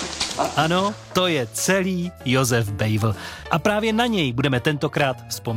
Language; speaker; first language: Czech; native; Czech